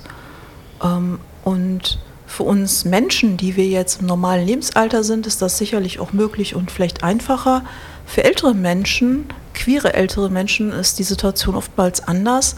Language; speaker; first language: German; native; German